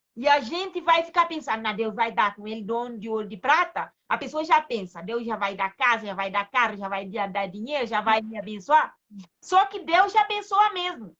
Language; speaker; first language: Portuguese; non-native, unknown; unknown